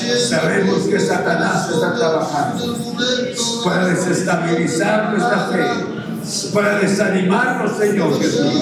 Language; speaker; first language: Spanish; native; Spanish